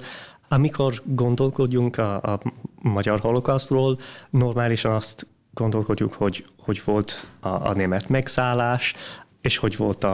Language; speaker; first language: Hungarian; early bilingual, heritage; English